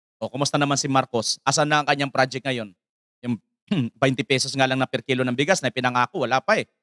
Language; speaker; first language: Filipino; native; Filipino